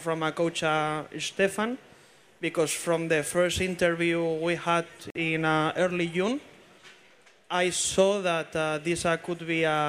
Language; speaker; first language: English; non-native, fluent; Spanish